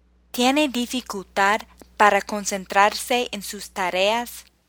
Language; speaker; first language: Spanish; non-native, fluent; English